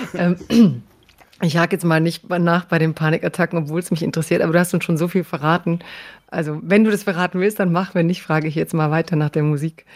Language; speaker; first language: German; early bilingual, other home language; Croatian